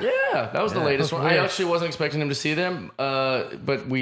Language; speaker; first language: English; native; English